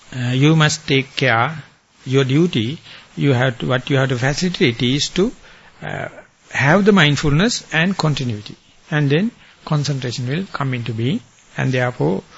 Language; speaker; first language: English; non-native, local second language; Sinhala